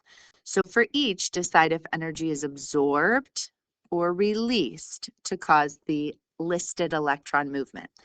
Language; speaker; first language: English; native; English